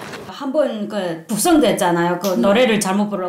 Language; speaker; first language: Korean; native; Korean